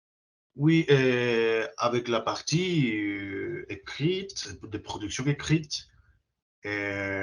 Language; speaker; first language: French; non-native, fluent; Spanish